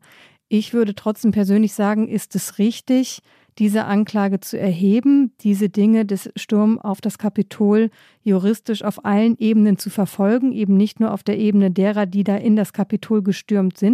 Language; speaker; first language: German; native; German